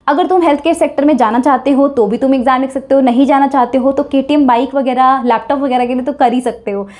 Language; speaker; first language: Hindi; native; Hindi